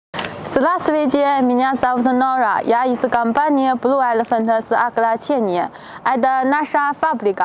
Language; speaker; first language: Russian; non-native, learner; Chinese